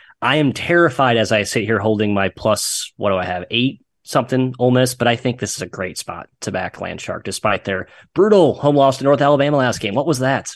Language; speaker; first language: English; native; English